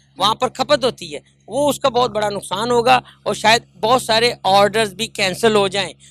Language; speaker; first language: Hindi; native; Hindi